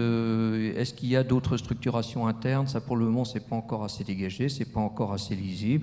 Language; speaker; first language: French; native; French